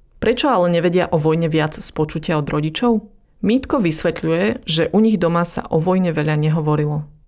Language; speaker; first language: Slovak; early bilingual, other home language; Vietnamese